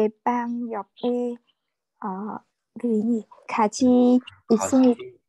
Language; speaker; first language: Korean; non-native, learner; Vietnamese